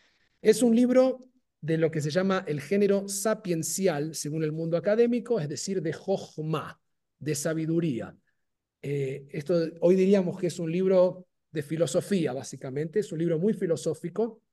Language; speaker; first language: Spanish; native; Spanish